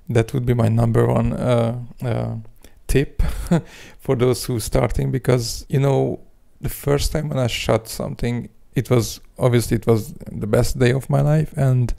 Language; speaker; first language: English; non-native, fluent; Hungarian